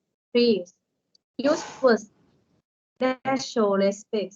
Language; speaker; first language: English; non-native, learner; Thai